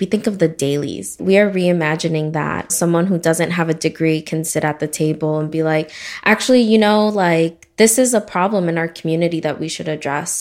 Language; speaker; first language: English; early bilingual, other home language; Spanish